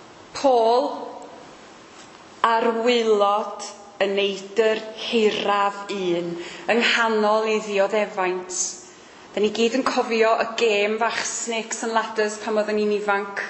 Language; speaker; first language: Welsh; native; Welsh